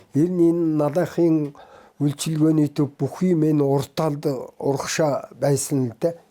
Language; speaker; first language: Mongolian; non-native, local second language; Kazakh